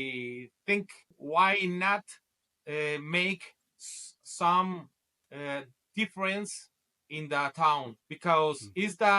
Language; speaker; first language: English; non-native, learner; Spanish